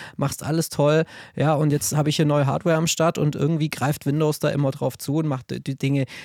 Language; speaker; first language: German; native; German